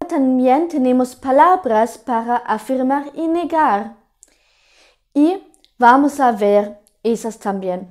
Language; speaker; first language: Spanish; non-native, fluent; German